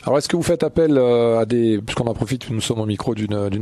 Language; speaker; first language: French; native; French